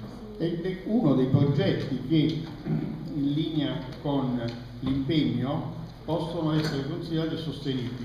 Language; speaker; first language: Italian; native; Italian